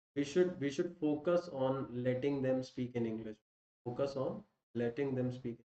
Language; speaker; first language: English; non-native, local second language; Hindi